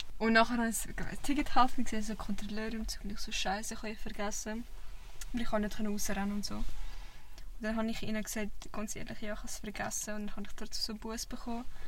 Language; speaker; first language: German; early bilingual, other home language; Vietnamese